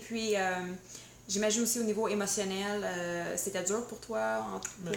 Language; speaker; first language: French; native; French